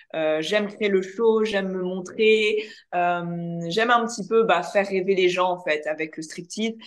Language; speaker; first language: French; native; French